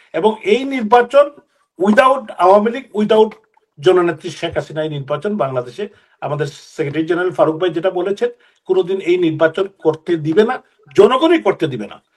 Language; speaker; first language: Bangla; native; Bangla